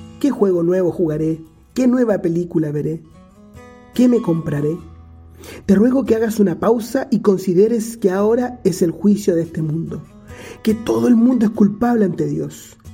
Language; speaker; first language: Spanish; native; Spanish